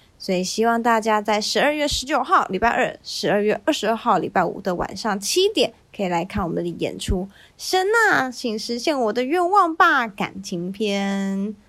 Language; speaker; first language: Chinese; native; Chinese